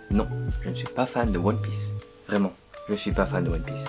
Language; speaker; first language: French; native; French